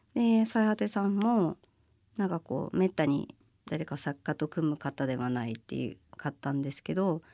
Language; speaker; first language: Japanese; native; Japanese